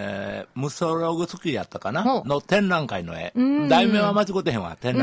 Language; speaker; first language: Japanese; native; Japanese